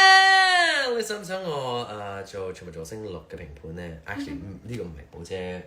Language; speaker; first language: Chinese; early bilingual, heritage; Cantonese